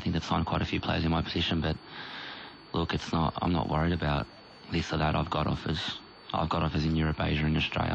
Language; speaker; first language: English; native; English